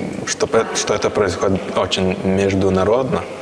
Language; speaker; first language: Russian; non-native, local second language; Latvian